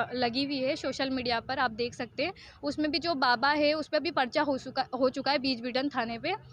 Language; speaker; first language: Hindi; native; Hindi